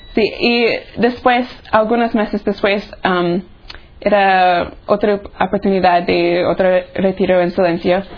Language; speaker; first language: Spanish; non-native, fluent; English